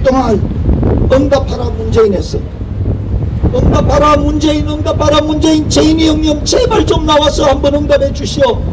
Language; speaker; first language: Korean; native; Korean